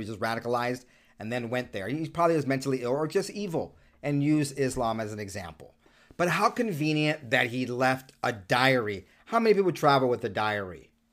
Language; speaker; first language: English; native; English